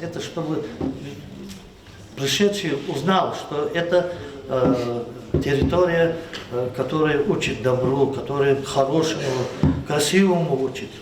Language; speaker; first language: Russian; non-native, local second language; Lezghian